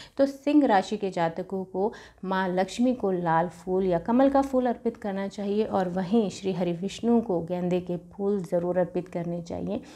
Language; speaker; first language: Hindi; native; Hindi